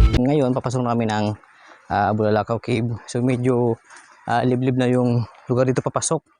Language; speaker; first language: Filipino; non-native, local second language; Bikol